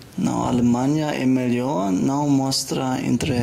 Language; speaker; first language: Portuguese; non-native, learner; German